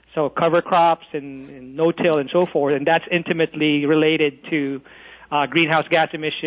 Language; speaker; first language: English; non-native, local second language; Filipino